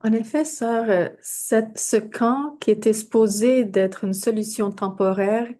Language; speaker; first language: French; non-native, fluent; English